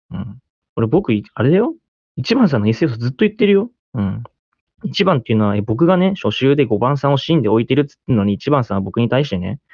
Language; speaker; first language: Japanese; native; Japanese